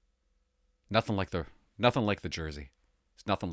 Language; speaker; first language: English; native; English